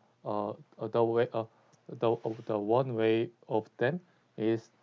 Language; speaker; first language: English; non-native, learner; Korean